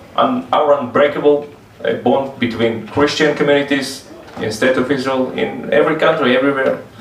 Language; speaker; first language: English; non-native, learner; Russian